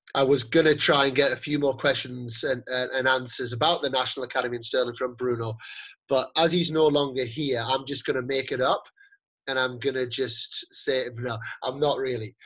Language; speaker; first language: English; native; English